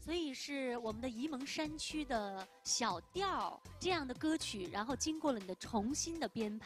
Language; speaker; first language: Chinese; native; Chinese